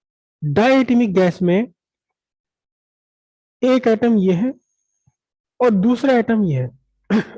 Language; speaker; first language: Hindi; native; Hindi